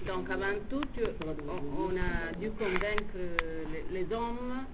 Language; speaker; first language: French; non-native, fluent; Italian